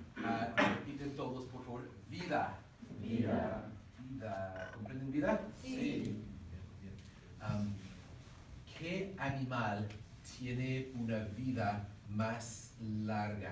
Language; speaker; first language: Spanish; non-native, fluent; English